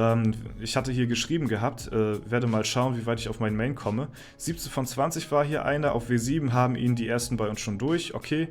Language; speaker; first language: German; native; German